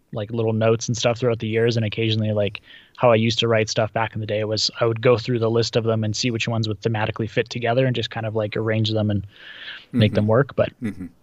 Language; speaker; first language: English; early bilingual, other home language; Russian